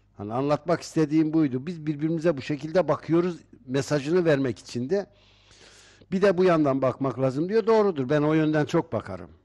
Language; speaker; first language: Turkish; native; Turkish